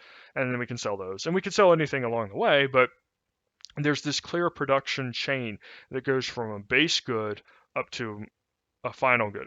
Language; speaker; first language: English; native; English